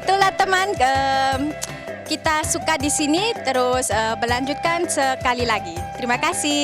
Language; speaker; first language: Indonesian; non-native, fluent; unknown